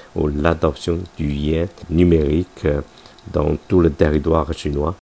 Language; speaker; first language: French; non-native, fluent; Chinese